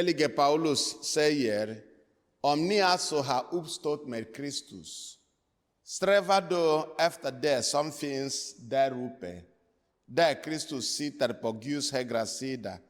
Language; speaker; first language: Swedish; non-native, fluent; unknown